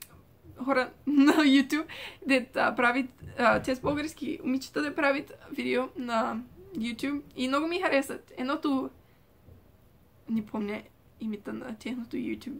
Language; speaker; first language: Bulgarian; early bilingual, heritage; Bulgarian